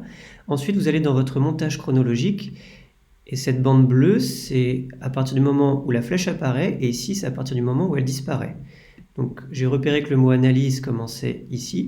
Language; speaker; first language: French; native; French